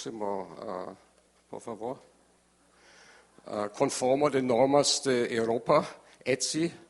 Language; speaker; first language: Portuguese; non-native, learner; German